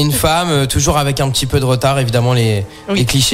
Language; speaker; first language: French; native; French